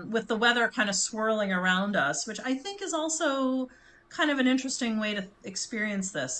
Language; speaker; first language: English; native; English